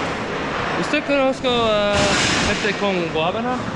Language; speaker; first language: Spanish; non-native, learner; English